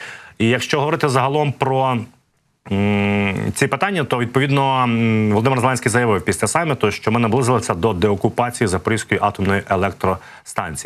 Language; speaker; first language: Ukrainian; native; Ukrainian